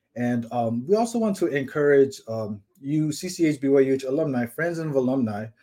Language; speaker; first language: English; native; English